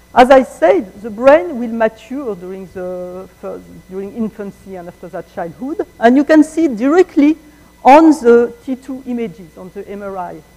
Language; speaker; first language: English; non-native, fluent; French